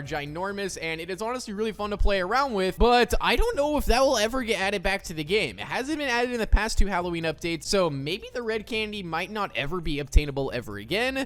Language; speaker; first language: English; native; English